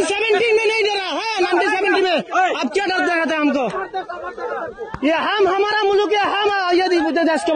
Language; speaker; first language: Hindi; non-native, learner; Bangla